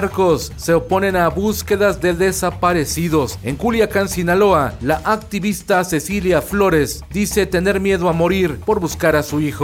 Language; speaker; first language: Spanish; native; Spanish